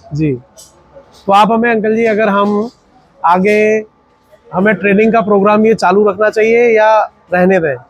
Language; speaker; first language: Hindi; native; Hindi